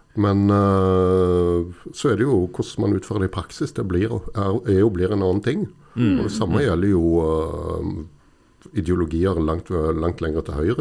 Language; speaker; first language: Norwegian; native; Norwegian